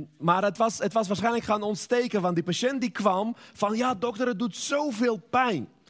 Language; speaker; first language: Dutch; non-native, fluent; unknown